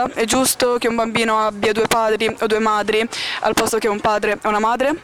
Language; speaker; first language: Italian; native; Italian